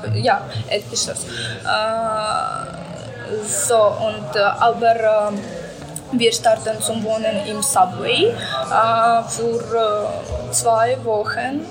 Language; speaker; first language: German; non-native, learner; Ukrainian